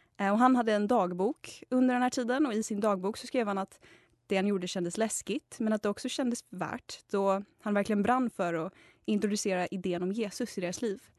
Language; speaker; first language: Swedish; native; Swedish